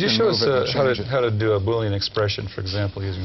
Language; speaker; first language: English; native; English